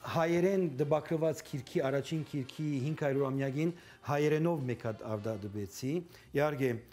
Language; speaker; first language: Armenian; early bilingual, heritage; Armenian